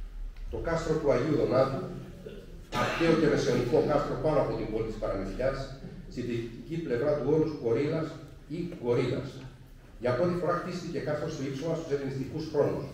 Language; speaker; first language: Greek; native; Greek